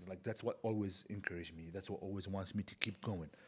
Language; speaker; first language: English; non-native, fluent; Arabic